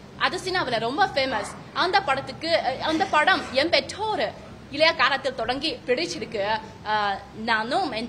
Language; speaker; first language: Tamil; non-native, fluent; Chinese